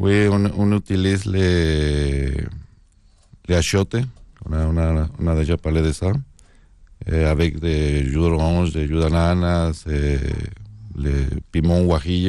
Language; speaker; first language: French; non-native, learner; Spanish